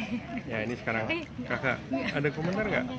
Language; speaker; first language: Indonesian; native; Indonesian